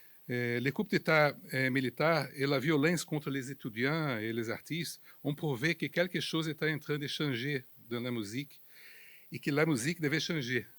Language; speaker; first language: French; non-native, fluent; Portuguese